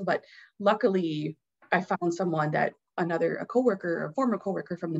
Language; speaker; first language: English; native; English